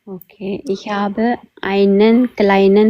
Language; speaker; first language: German; non-native, learner; Amharic